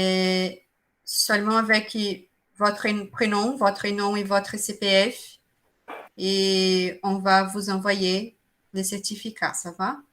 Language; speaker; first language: French; non-native, fluent; Portuguese